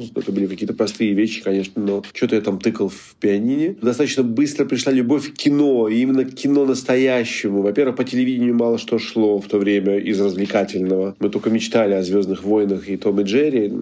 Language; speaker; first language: Russian; native; Russian